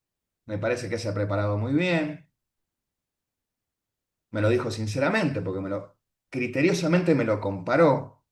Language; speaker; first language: Spanish; native; Spanish